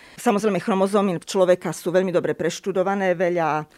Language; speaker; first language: Slovak; native; Slovak